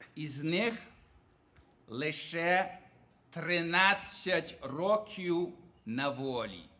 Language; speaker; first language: Ukrainian; early bilingual, heritage; Ukrainian